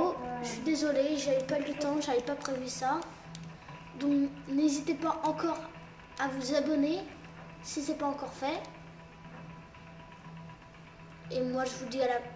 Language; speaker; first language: French; native; French